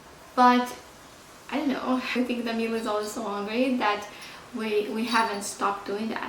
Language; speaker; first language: English; non-native, fluent; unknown